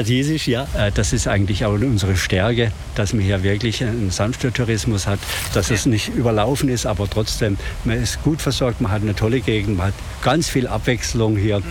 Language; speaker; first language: German; native; German